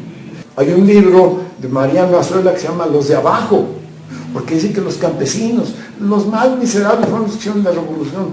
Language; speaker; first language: Spanish; native; Spanish